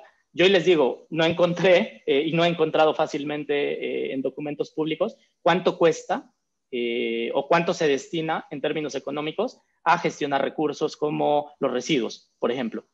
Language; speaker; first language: Spanish; native; Spanish